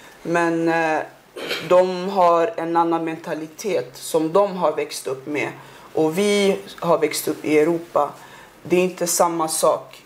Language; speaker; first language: Swedish; early bilingual, other home language; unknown